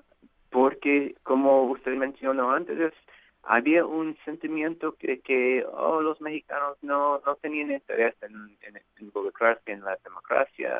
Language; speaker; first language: Spanish; non-native, fluent; English